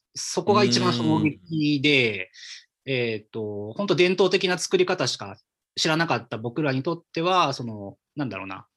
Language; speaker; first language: Japanese; native; Japanese